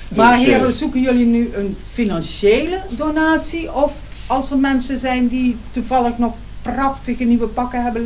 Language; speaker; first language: Dutch; native; Dutch